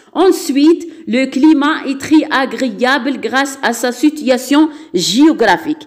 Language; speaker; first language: French; non-native, local second language; Arabic